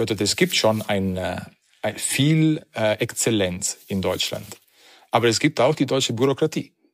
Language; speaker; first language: German; non-native, fluent; Italian